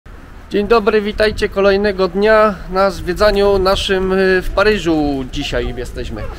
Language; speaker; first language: Polish; native; Polish